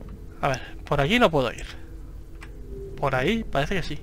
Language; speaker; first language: Spanish; native; Spanish